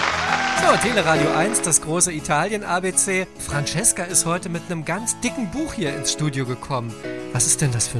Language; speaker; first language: German; native; German